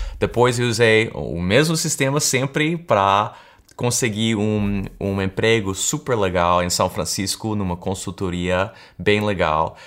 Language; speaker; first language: Portuguese; early bilingual, heritage; English